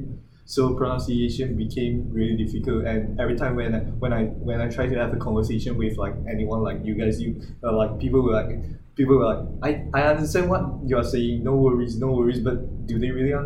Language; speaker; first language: English; non-native, local second language; Chinese